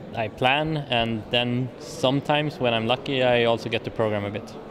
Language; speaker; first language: English; non-native, fluent; Swedish